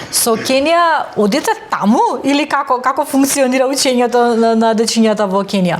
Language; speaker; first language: Macedonian; native; Macedonian